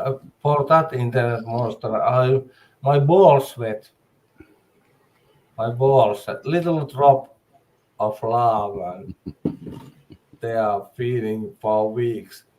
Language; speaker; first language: English; non-native, learner; Finnish